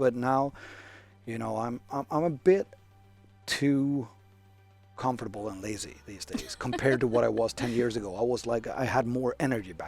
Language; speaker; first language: English; non-native, fluent; Swedish